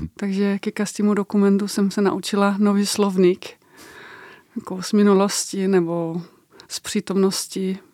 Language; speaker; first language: Czech; non-native, fluent; Danish